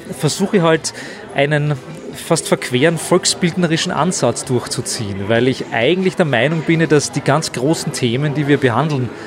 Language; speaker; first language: German; native; German